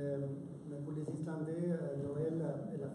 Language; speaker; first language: French; non-native, fluent; Icelandic